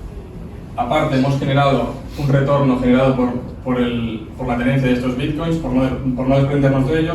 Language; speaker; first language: Spanish; native; Spanish